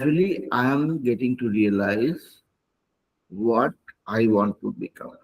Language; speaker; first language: English; non-native, learner; Hindi